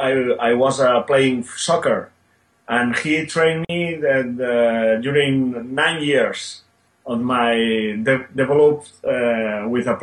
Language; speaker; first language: English; non-native, learner; Spanish